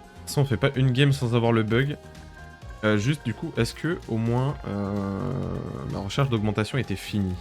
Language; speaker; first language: French; native; French